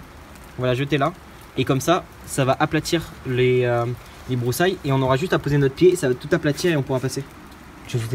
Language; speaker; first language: French; native; French